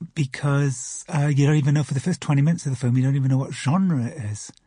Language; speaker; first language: English; native; English